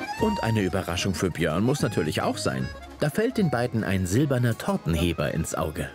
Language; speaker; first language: German; native; German